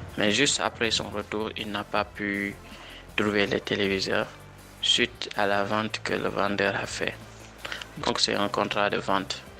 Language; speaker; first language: French; non-native, local second language; Wolof